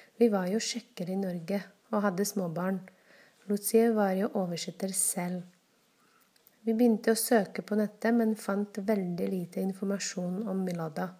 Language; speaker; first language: Norwegian; non-native, fluent; Czech